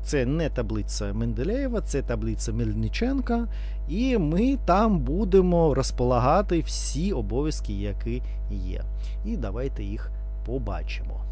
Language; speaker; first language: Ukrainian; non-native, learner; Russian